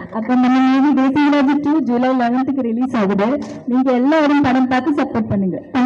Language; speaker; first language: Tamil; non-native, learner; Malayalam